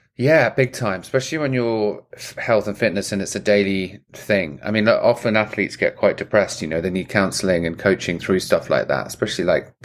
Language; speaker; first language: English; native; English